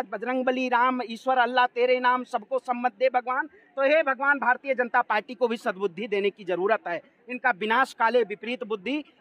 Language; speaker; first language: Hindi; native; Hindi